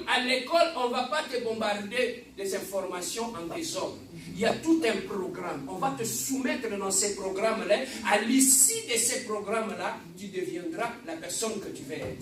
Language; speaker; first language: French; non-native, local second language; Lingala